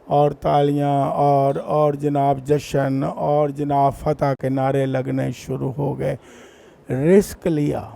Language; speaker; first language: Urdu; non-native, local second language; Punjabi